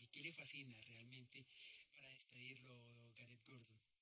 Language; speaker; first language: Spanish; native; Spanish